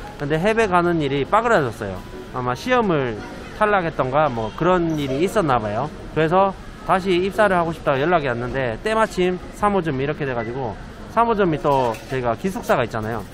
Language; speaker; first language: Korean; native; Korean